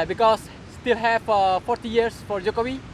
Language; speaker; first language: English; non-native, learner; Indonesian